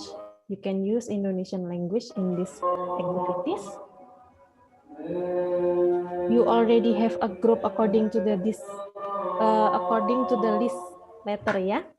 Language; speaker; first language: English; non-native, fluent; Indonesian